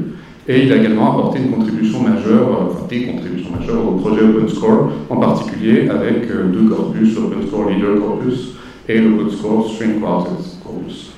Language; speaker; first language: French; native; French